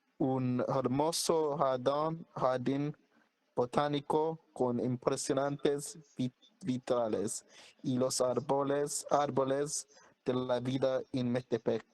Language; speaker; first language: Spanish; non-native, learner; English